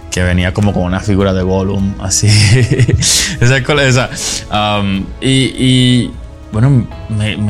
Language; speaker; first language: Spanish; native; Spanish